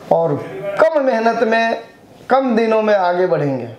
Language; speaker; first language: Hindi; native; Hindi